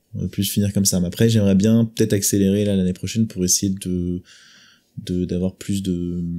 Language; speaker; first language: French; native; French